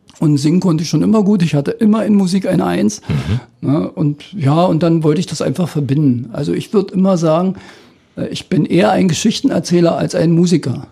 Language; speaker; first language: German; native; German